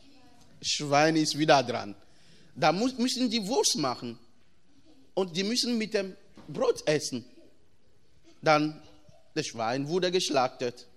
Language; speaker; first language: German; non-native, fluent; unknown